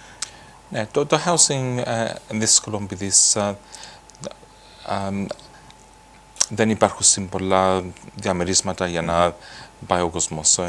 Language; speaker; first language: Greek; early bilingual, heritage; Greek